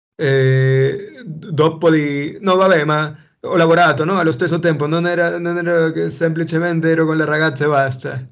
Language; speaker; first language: Italian; non-native, fluent; Spanish